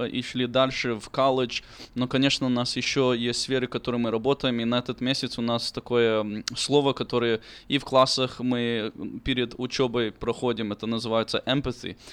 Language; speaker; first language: Russian; early bilingual, heritage; Russian